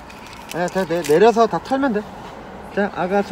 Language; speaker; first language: Korean; native; Korean